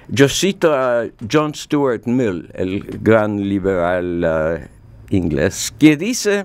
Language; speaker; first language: Spanish; non-native, fluent; Polish